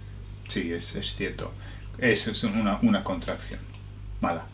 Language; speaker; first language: Spanish; non-native, fluent; English